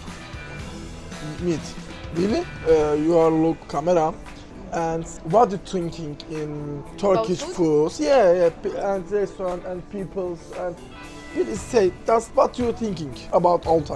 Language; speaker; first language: English; non-native, learner; Turkish